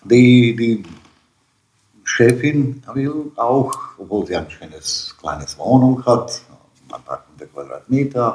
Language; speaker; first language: German; non-native, fluent; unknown